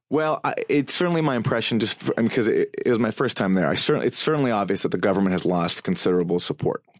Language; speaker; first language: English; native; English